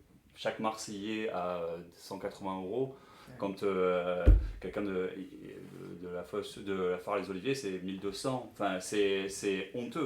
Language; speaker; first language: French; native; French